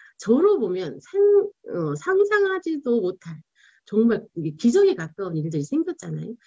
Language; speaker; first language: Korean; native; Korean